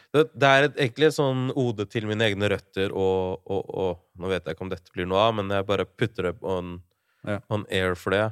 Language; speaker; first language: Norwegian; early bilingual, other home language; Urdu